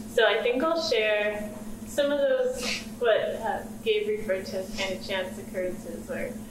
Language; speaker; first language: English; native; English